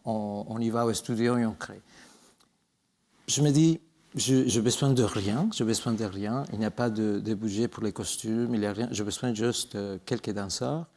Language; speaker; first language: French; non-native, fluent; Spanish